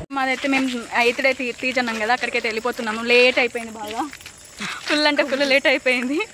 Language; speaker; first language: Telugu; non-native, local second language; Lambadi